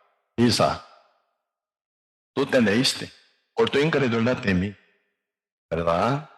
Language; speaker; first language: Spanish; non-native, learner; Korean